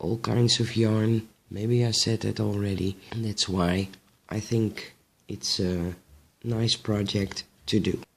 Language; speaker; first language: English; non-native, fluent; Dutch